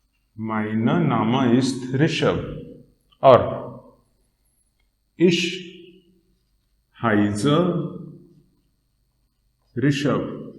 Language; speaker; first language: German; non-native, fluent; Hindi